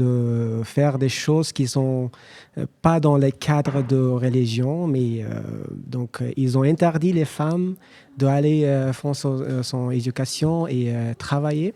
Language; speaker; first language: French; non-native, learner; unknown